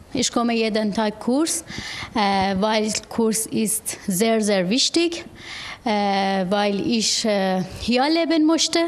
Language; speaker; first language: German; non-native, learner; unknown